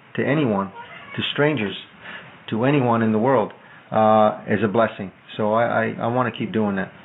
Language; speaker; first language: English; non-native, fluent; Italian